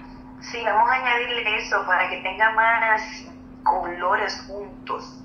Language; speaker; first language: Spanish; native; Spanish